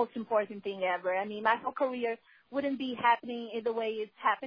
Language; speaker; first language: English; non-native, fluent; Portuguese